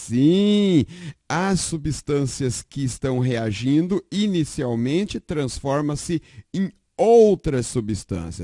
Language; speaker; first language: Portuguese; native; Portuguese